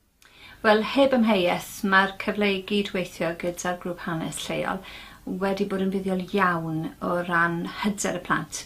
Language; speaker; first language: Welsh; native; Welsh